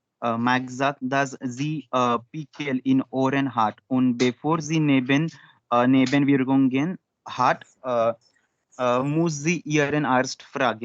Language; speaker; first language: German; non-native, learner; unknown